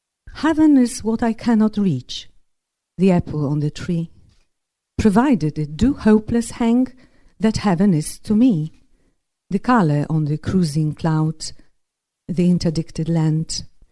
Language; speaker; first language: English; non-native, fluent; Polish